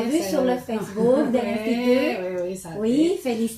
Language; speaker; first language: French; non-native, fluent; Spanish